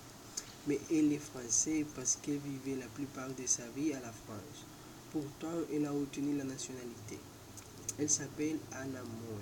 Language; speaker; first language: French; non-native, learner; Spanish